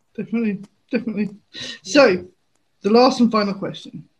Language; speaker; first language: English; native; English